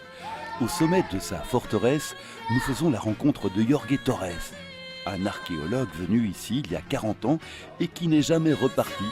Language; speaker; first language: French; native; French